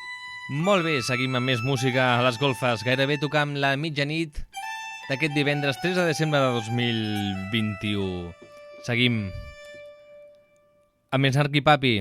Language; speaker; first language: Catalan; native; Catalan